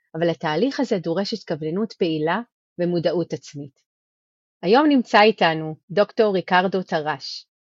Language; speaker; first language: Hebrew; non-native, fluent; Spanish